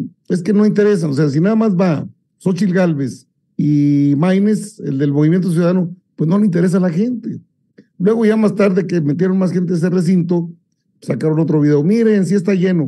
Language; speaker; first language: Spanish; native; Spanish